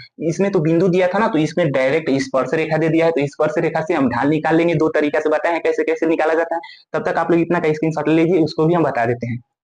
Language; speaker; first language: Hindi; native; Hindi